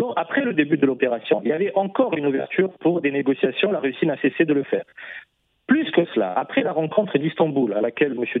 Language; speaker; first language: French; non-native, fluent; Russian